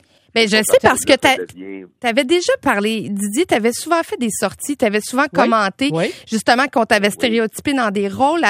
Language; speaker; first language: French; native; French